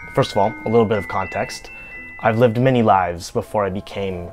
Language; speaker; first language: English; native; English